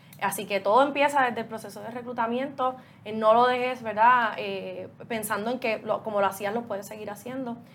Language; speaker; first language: Spanish; native; Spanish